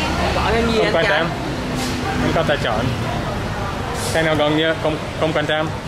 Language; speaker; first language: Vietnamese; non-native, learner; English